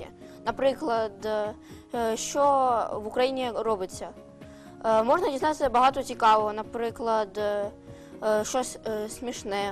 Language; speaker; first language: Ukrainian; non-native, local second language; Russian